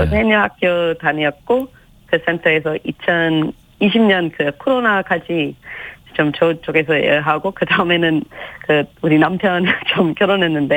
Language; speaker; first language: Korean; non-native, learner; English